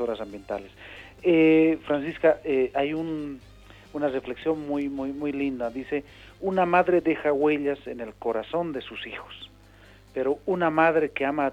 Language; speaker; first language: Spanish; native; Spanish